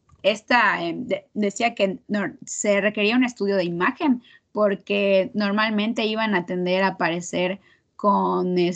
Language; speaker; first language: Spanish; native; Spanish